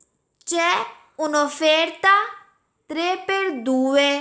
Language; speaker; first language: Italian; non-native, fluent; Urdu